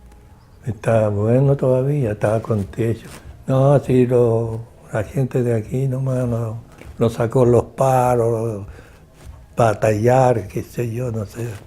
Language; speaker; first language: Spanish; non-native, local second language; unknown